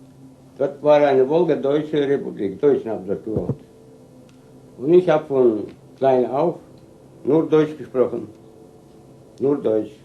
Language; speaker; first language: German; early bilingual, heritage; German